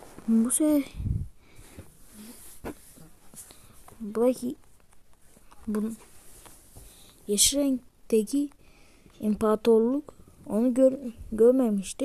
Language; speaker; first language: Turkish; early bilingual, heritage; Turkish